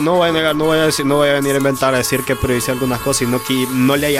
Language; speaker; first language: Spanish; native; Spanish